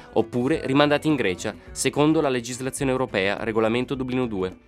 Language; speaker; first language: Italian; native; Italian